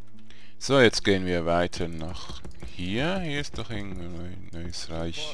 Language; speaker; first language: German; native; German